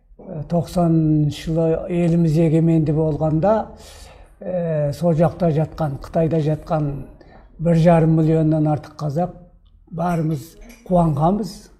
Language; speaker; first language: Kazakh; early bilingual, heritage; Kazakh